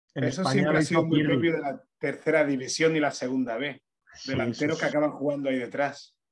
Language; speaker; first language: Spanish; native; Spanish